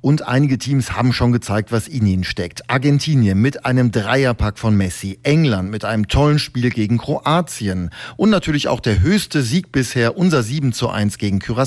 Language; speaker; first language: German; native; German